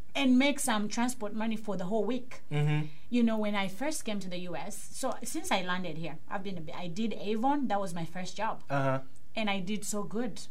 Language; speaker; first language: English; non-native, local second language; Bemba